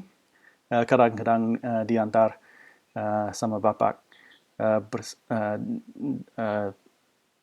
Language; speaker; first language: Indonesian; non-native, fluent; English